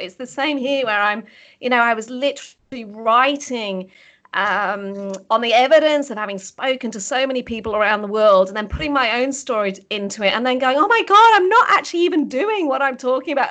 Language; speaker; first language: English; native; English